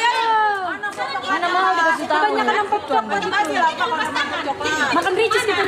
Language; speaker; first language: Indonesian; native; Indonesian